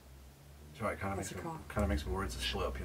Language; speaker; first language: English; native; English